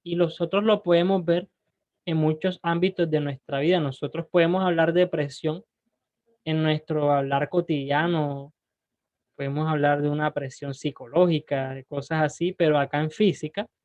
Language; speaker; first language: Spanish; native; Spanish